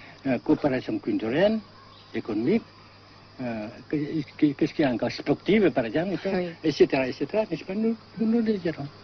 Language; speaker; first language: French; non-native, local second language; Vietnamese